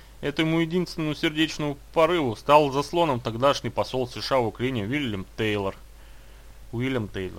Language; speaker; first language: Russian; native; Russian